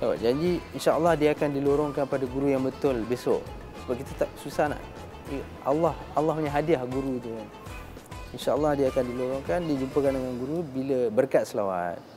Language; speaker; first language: Malay; native; Malay